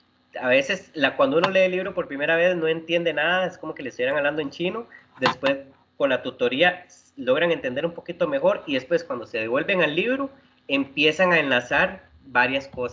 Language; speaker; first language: Spanish; native; Spanish